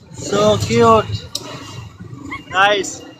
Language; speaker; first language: English; non-native, learner; Urdu